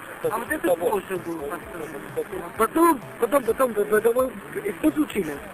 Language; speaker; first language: Russian; non-native, learner; Italian